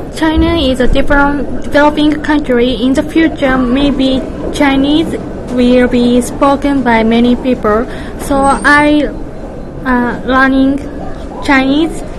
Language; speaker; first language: English; non-native, learner; Japanese